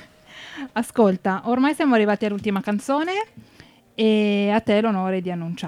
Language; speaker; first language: Italian; native; Italian